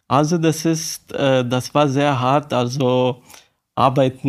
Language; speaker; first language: German; non-native, learner; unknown